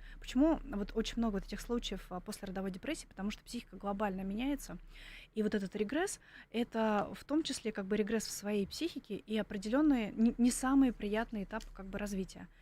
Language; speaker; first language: Russian; native; Russian